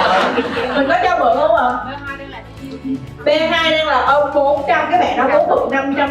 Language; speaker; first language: Vietnamese; native; Vietnamese